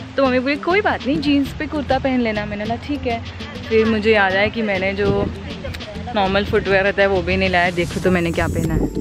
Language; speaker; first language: Hindi; non-native, local second language; Marathi